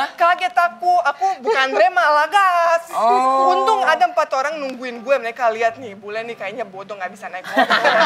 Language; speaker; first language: Indonesian; non-native, fluent; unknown